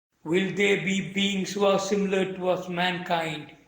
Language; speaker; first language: English; non-native, local second language; Malayalam